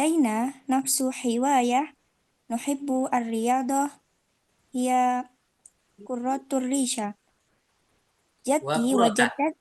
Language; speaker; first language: Arabic; non-native, learner; Indonesian